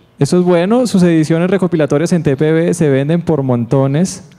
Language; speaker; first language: Spanish; native; Spanish